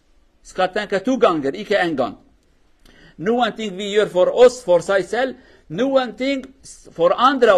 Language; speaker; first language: Norwegian; non-native, learner; Kurdish